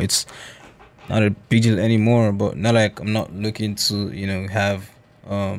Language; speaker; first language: English; non-native, local second language; Esan